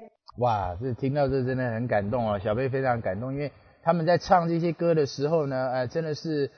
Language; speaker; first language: Chinese; native; Chinese